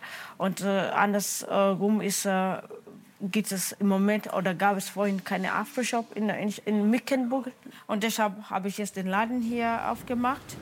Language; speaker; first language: German; non-native, fluent; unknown